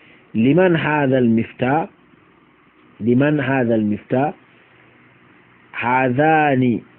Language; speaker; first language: Arabic; non-native, fluent; Fula